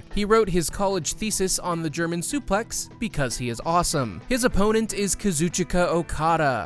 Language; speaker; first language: English; native; English